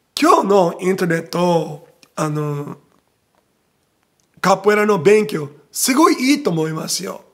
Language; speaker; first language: Japanese; non-native, fluent; Portuguese